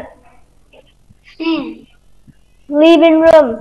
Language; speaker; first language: English; non-native, fluent; Vietnamese